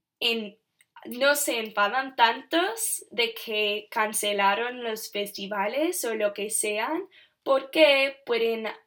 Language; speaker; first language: Spanish; non-native, learner; English